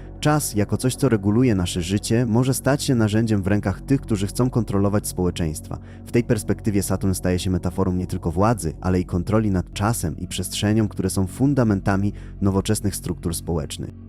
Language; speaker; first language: Polish; native; Polish